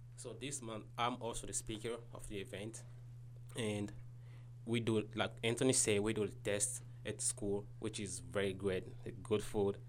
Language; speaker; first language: English; non-native, learner; Lingala